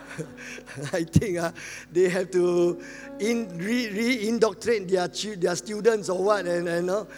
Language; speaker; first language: English; non-native, local second language; Min Nan Chinese